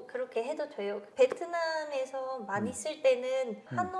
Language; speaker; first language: Korean; non-native, fluent; Vietnamese